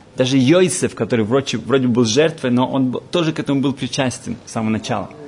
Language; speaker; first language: Russian; early bilingual, heritage; Russian